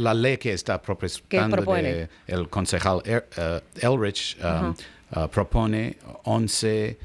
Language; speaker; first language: Spanish; non-native, learner; English